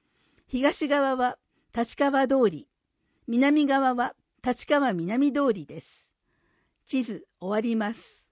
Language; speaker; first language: Japanese; native; Japanese